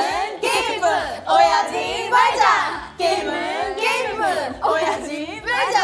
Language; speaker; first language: Korean; native; Korean